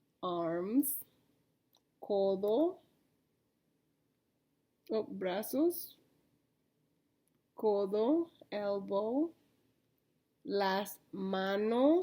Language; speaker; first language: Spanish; early bilingual, heritage; Spanish